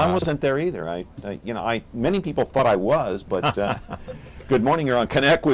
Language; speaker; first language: English; native; English